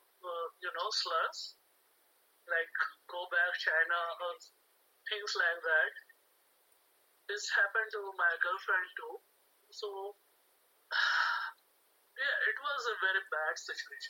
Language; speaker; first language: English; non-native, local second language; Hindi